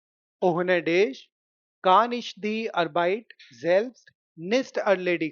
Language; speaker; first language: German; non-native, fluent; Hindi